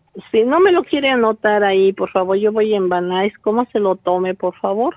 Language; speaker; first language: Spanish; early bilingual, heritage; Spanish